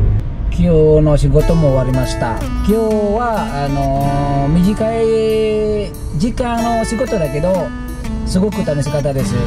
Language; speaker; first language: Japanese; non-native, learner; Indonesian